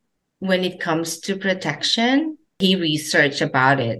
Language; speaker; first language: English; non-native, local second language; Filipino